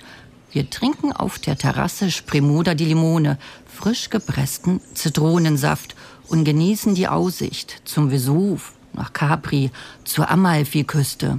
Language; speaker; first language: German; native; German